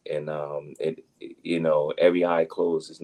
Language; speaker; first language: English; native; English